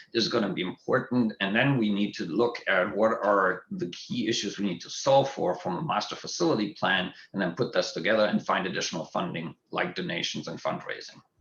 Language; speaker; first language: English; non-native, fluent; German